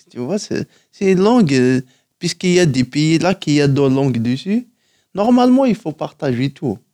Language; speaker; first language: French; non-native, local second language; Kabyle